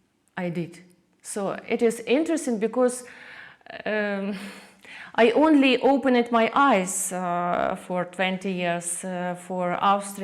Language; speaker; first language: English; non-native, learner; Russian